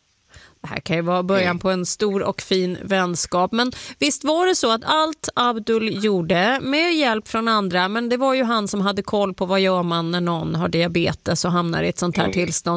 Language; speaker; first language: Swedish; native; Swedish